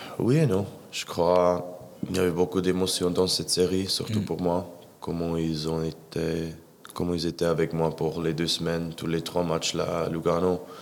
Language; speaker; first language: French; non-native, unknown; English